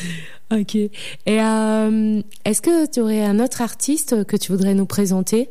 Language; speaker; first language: French; native; French